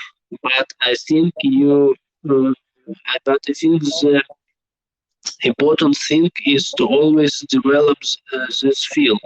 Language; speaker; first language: English; non-native, learner; Belarusian